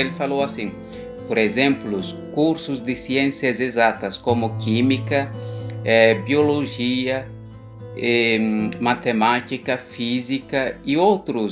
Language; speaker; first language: Portuguese; non-native, local second language; Upper Guinea Crioulo